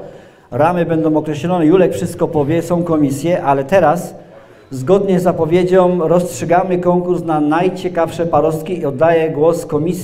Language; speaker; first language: Polish; native; Polish